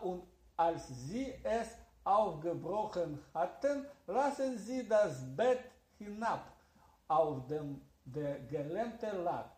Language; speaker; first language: German; non-native, learner; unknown